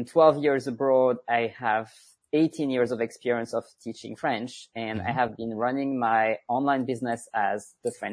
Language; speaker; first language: English; non-native, fluent; French